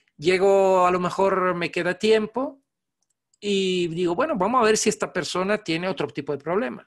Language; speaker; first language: Spanish; non-native, fluent; Italian